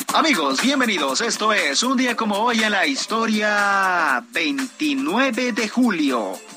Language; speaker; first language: Spanish; native; Spanish